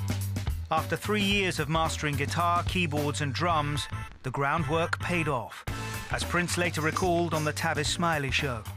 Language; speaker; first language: English; native; English